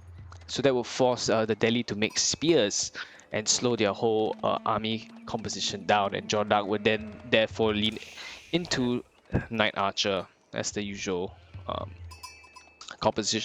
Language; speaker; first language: English; native; English